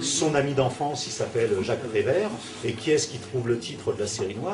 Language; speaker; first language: French; native; French